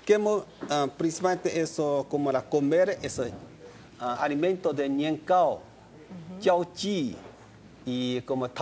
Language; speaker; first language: Spanish; non-native, learner; Chinese